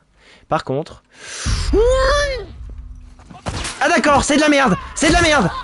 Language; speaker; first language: French; native; French